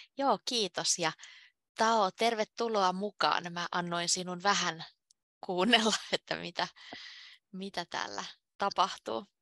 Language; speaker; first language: Finnish; native; Finnish